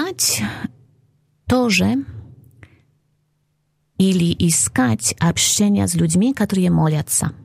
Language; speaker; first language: Russian; non-native, fluent; Polish